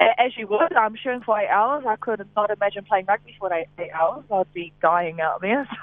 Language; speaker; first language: English; native; English